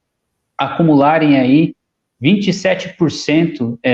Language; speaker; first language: Portuguese; native; Portuguese